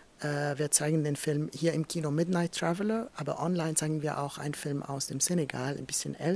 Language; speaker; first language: German; non-native, fluent; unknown